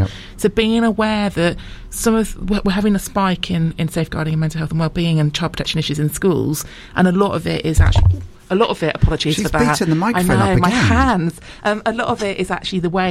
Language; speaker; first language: English; native; English